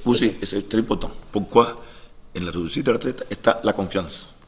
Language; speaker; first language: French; non-native, learner; Spanish